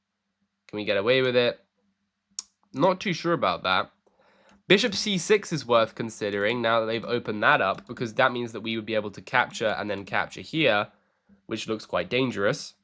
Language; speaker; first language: English; native; English